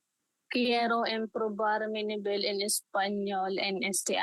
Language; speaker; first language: Spanish; non-native, learner; Waray